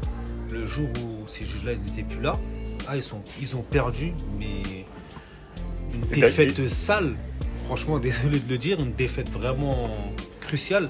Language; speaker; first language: French; native; French